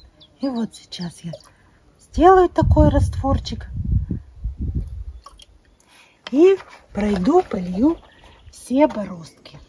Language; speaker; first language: Russian; native; Russian